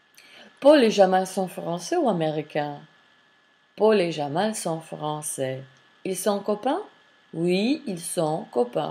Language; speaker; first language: French; non-native, fluent; English